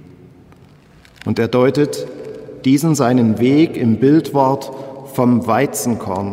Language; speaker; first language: German; native; German